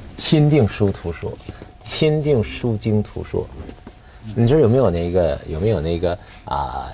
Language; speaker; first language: Chinese; native; Chinese